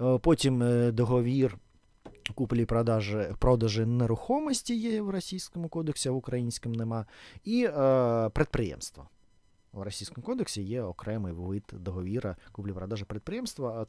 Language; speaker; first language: Ukrainian; non-native, fluent; Russian